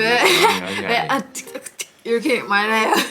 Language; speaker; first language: Korean; non-native, learner; Thai